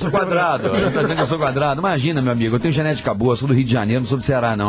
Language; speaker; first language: Portuguese; native; Portuguese